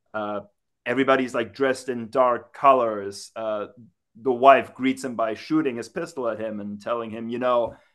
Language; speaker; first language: English; non-native, fluent; German